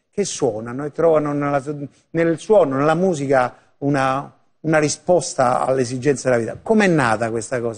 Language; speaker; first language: Italian; native; Italian